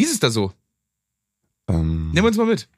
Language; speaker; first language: German; native; German